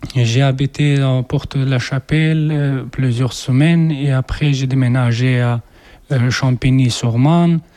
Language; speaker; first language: French; non-native, learner; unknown